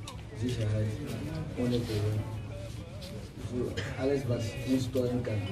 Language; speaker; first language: German; non-native, learner; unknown